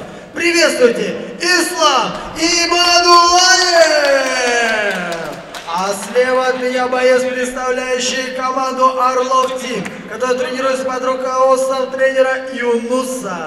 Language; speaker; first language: Russian; native; Russian